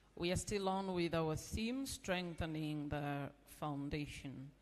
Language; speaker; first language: English; non-native, local second language; Swahili